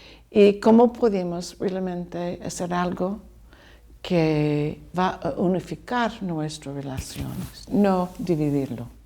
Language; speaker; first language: Spanish; non-native, learner; English